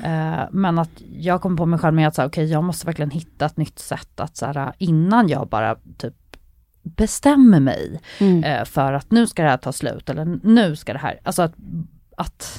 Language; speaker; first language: Swedish; native; Swedish